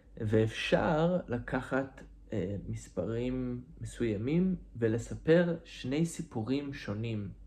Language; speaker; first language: Hebrew; non-native, fluent; English